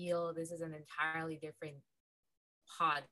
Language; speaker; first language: English; non-native, local second language; Filipino